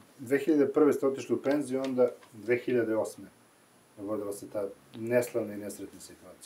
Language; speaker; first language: Serbian; native; Serbian